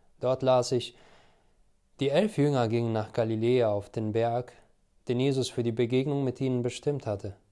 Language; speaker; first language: German; non-native, fluent; Albanian